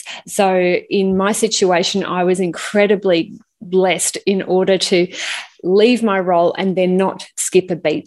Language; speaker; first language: English; native; English